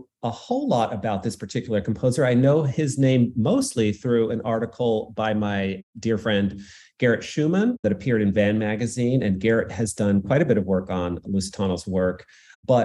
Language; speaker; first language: English; native; English